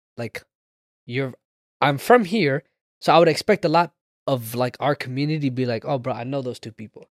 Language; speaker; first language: English; early bilingual, other home language; Somali